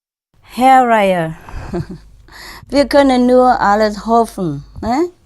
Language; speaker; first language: German; non-native, learner; Vietnamese